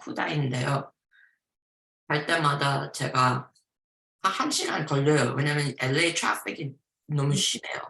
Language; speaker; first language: Korean; early bilingual, heritage; Korean